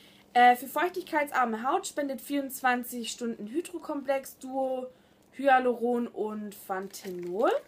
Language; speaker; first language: German; native; German